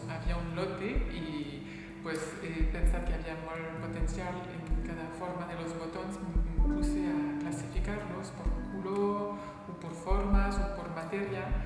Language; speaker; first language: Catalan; non-native, learner; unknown